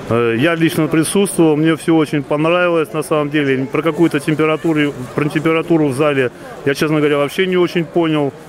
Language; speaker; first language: Russian; native; Russian